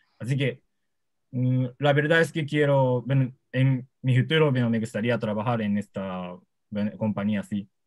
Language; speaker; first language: Spanish; non-native, learner; Japanese